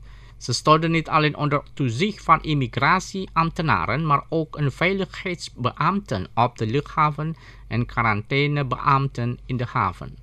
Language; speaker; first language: Dutch; non-native, fluent; Indonesian